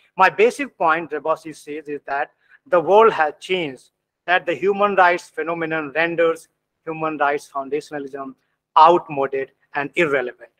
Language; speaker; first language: English; non-native, local second language; Hindi